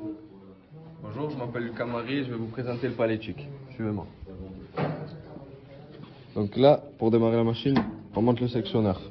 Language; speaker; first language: French; native; French